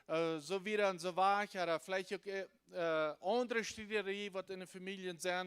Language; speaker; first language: German; non-native, learner; Low German